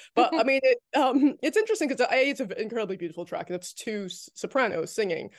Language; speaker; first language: English; native; English